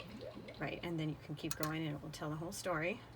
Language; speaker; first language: English; native; English